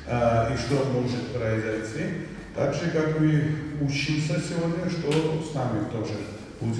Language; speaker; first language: Russian; non-native, fluent; Georgian